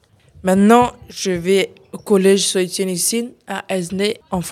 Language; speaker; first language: French; non-native, learner; English